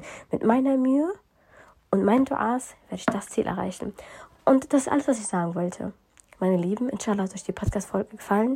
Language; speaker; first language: German; early bilingual, other home language; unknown